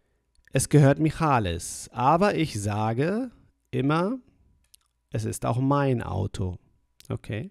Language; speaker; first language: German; non-native, fluent; English